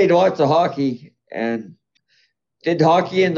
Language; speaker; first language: English; native; English